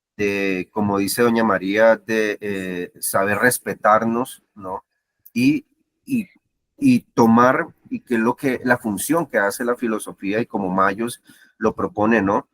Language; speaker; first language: Spanish; native; Spanish